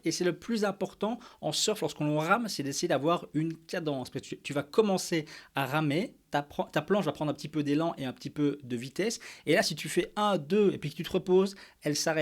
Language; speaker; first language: French; native; French